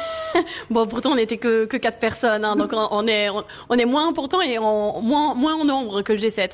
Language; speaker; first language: French; native; French